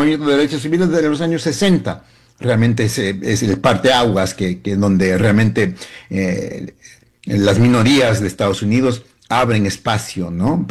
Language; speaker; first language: Spanish; early bilingual, heritage; Spanish